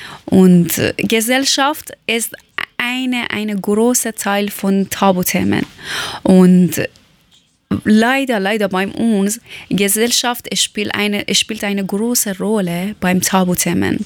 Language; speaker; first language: German; non-native, learner; Persian